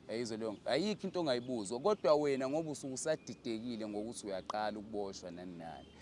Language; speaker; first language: Zulu; native; Zulu